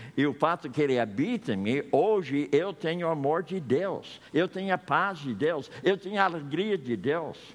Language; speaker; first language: Portuguese; non-native, fluent; English